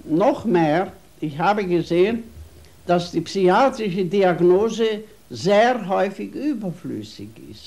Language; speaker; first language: German; non-native, fluent; Hungarian